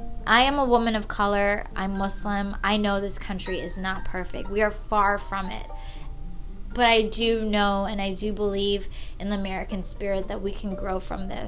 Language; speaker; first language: English; native; English